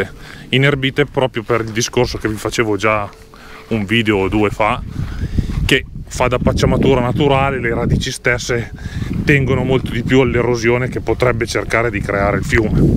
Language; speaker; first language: Italian; native; Italian